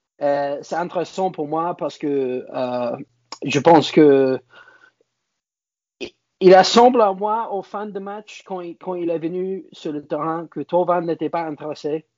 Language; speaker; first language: French; non-native, learner; English